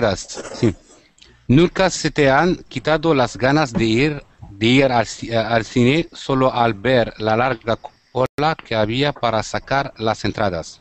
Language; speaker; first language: Spanish; non-native, learner; Arabic